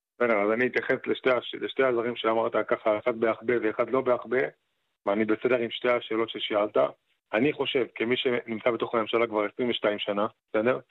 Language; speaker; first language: Hebrew; native; Hebrew